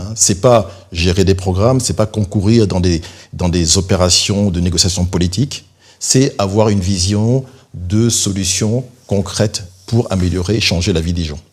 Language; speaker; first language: French; early bilingual, other home language; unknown